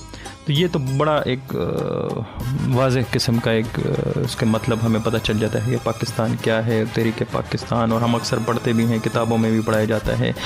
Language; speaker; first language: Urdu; non-native, local second language; Pashto